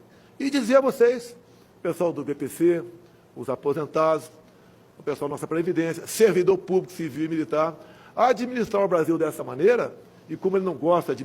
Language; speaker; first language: Portuguese; native; Portuguese